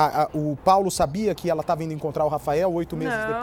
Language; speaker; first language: Portuguese; native; Portuguese